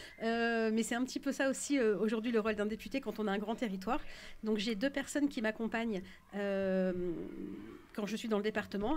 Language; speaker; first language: French; native; French